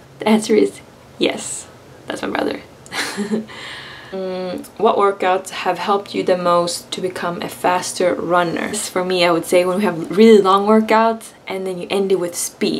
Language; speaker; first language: English; non-native, fluent; Swedish